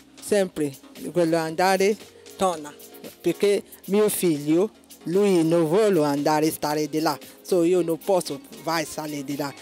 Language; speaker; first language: Italian; non-native, learner; Yoruba